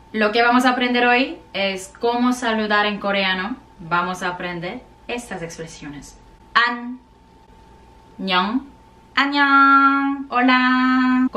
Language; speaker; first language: Spanish; non-native, fluent; Korean